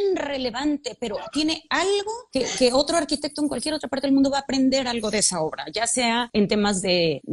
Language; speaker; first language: Spanish; native; Spanish